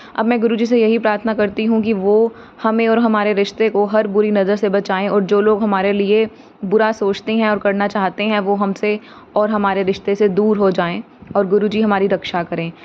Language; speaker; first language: Hindi; native; Hindi